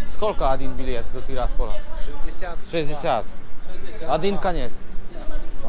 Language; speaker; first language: Russian; non-native, learner; Polish